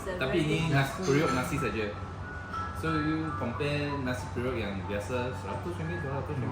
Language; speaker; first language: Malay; non-native, local second language; Chinese